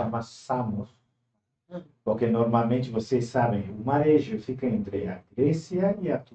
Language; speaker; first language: Portuguese; non-native, fluent; Turkish